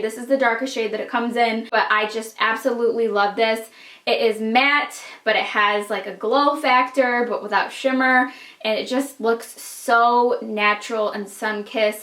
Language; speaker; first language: English; native; English